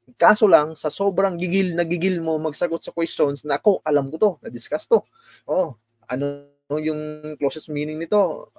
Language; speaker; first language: Filipino; non-native, local second language; Cebuano